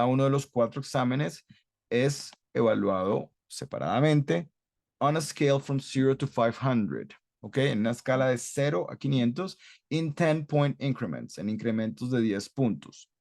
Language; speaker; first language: Spanish; non-native, fluent; English